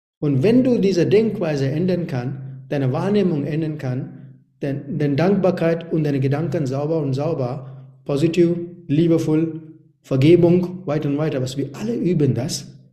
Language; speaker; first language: German; non-native, learner; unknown